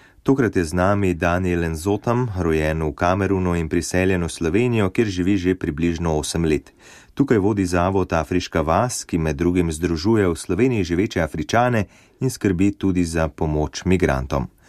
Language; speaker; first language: Slovenian; native; Slovenian